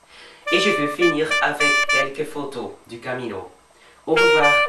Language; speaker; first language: French; non-native, fluent; Dutch